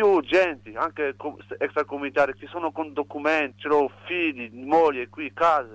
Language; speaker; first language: Italian; non-native, learner; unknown